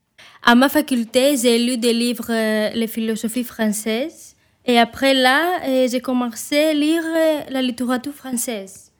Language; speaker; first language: French; non-native, fluent; Greek